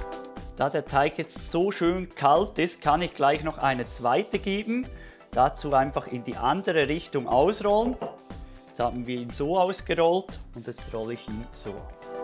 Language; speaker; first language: German; native; German